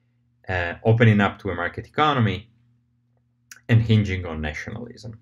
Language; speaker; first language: English; non-native, fluent; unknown